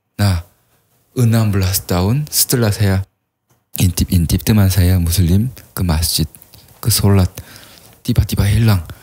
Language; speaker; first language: Indonesian; non-native, fluent; Korean